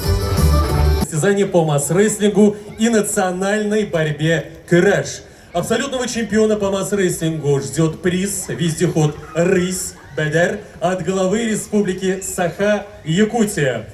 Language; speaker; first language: Russian; native; Russian